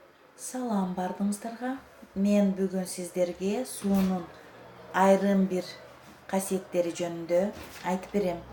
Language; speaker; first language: Kyrgyz; native; Kyrgyz